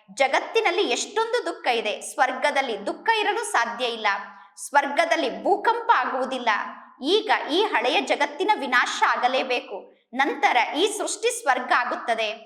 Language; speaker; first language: Kannada; native; Kannada